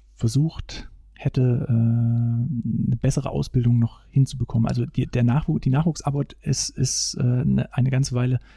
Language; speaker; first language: German; native; German